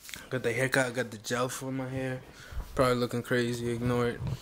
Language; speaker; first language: English; early bilingual, other home language; Spanish